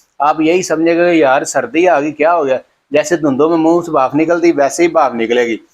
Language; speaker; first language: Urdu; non-native, local second language; Punjabi